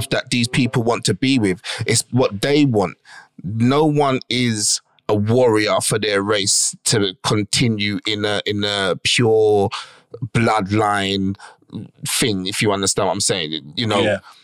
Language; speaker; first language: English; native; English